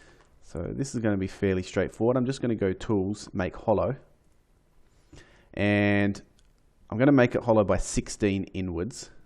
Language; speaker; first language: English; native; English